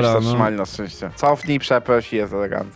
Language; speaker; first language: Polish; native; Polish